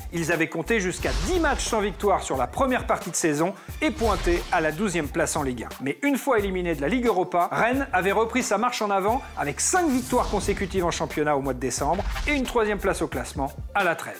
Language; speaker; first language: French; native; French